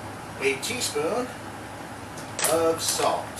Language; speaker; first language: English; native; English